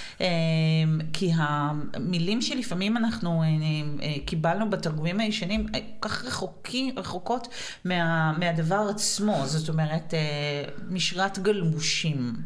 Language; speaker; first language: Hebrew; native; Hebrew